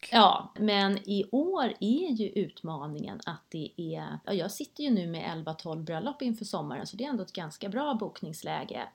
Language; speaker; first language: Swedish; native; Swedish